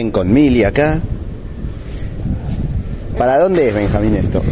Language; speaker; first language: Spanish; native; Spanish